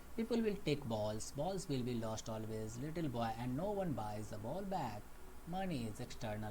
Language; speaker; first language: English; non-native, local second language; Hindi